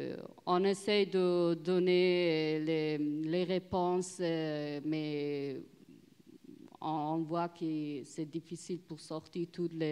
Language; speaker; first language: French; non-native, learner; Persian